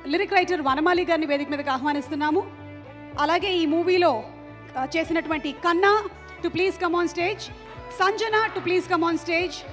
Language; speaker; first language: Telugu; native; Telugu